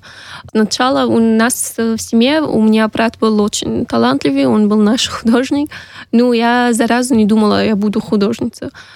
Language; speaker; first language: Russian; non-native, learner; Arabic